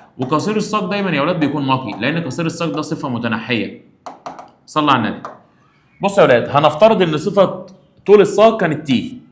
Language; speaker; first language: Egyptian Arabic; native; Egyptian Arabic